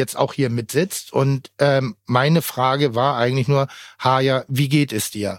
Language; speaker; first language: German; native; German